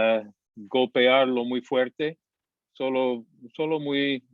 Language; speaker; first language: Spanish; non-native, fluent; English